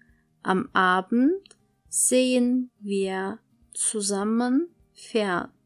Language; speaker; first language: German; non-native, fluent; Turkish